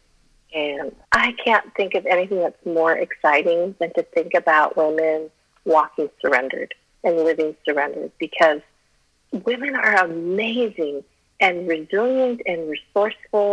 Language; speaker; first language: English; early bilingual, other home language; Chinese